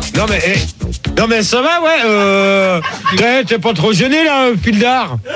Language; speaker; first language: French; native; French